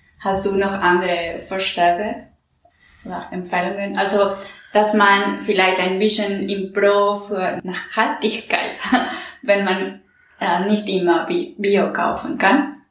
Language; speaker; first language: German; non-native, learner; Spanish